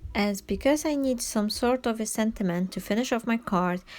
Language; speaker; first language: English; non-native, fluent; Polish